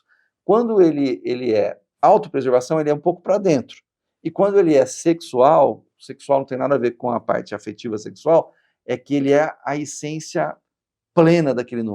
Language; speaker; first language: Portuguese; native; Portuguese